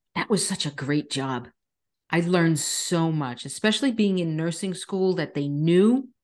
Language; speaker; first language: English; native; English